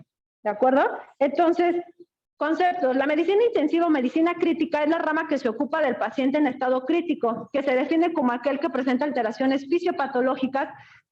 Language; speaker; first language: Spanish; native; Spanish